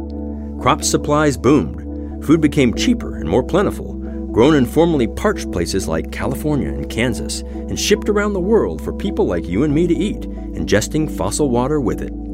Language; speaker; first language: English; native; English